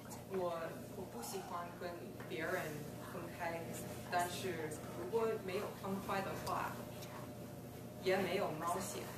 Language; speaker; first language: Chinese; non-native, fluent; English